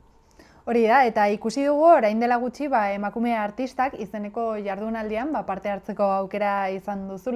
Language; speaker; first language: Basque; native; Basque